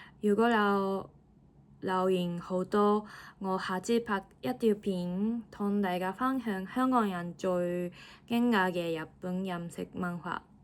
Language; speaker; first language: Cantonese; non-native, fluent; Japanese